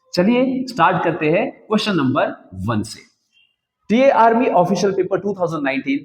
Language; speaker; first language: Hindi; non-native, local second language; Kannada